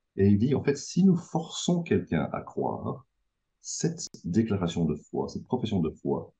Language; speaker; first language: French; native; French